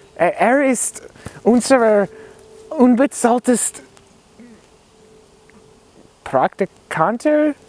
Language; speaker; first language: German; non-native, learner; English